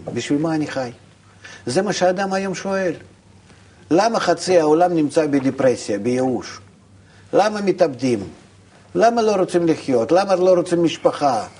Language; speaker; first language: Hebrew; non-native, fluent; Russian